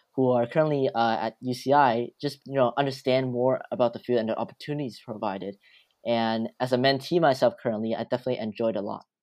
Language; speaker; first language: English; early bilingual, other home language; Cantonese